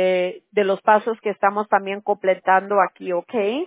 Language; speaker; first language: Spanish; early bilingual, heritage; Spanish